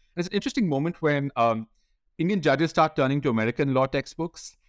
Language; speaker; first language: English; non-native, local second language; Hindi